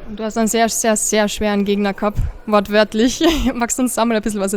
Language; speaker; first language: German; native; German